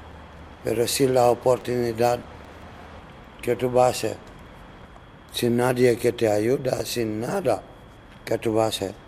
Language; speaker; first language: Spanish; non-native, learner; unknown